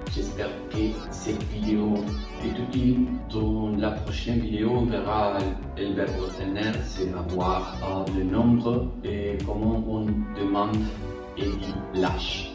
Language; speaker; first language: French; non-native, fluent; Spanish